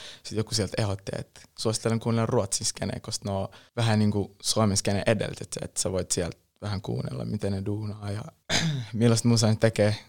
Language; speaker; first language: Finnish; early bilingual, other home language; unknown